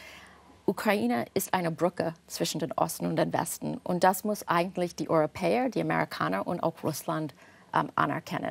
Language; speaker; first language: German; non-native, fluent; English